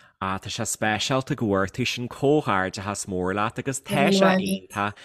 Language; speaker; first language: Irish; native; Irish